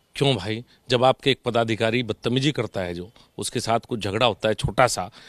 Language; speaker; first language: Hindi; native; Hindi